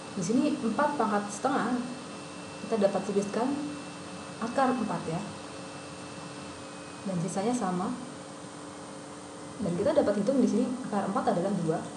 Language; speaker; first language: Indonesian; native; Indonesian